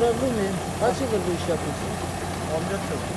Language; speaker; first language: Turkish; native; Turkish